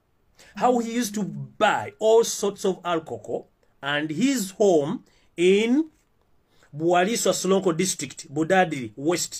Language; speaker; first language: English; non-native, local second language; Ganda